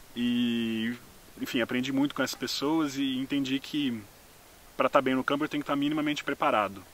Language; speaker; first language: Portuguese; native; Portuguese